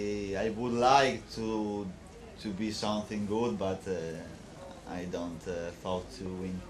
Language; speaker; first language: English; non-native, learner; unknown